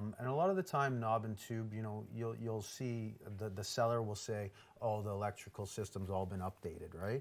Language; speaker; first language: English; native; English